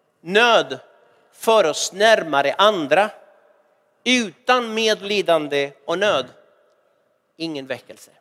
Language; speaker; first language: Swedish; non-native, fluent; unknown